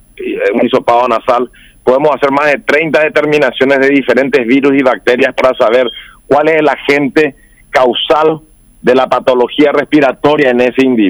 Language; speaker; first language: Spanish; native; Spanish